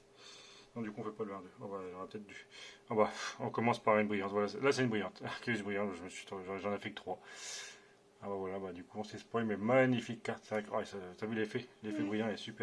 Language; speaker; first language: French; native; French